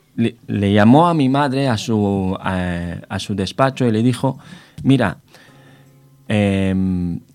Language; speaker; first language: Spanish; non-native, fluent; Hebrew